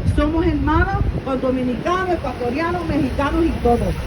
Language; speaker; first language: Spanish; early bilingual, heritage; Spanish